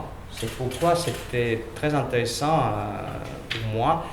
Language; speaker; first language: French; non-native, learner; Russian